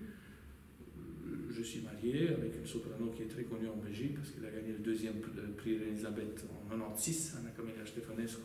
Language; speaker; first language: French; non-native, fluent; Romanian